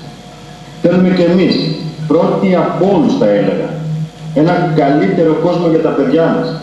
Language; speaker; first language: Greek; native; Greek